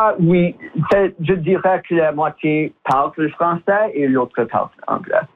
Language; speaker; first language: French; non-native, local second language; English